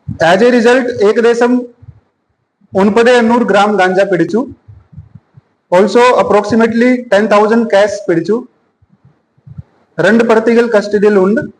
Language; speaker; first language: Malayalam; non-native, local second language; Hindi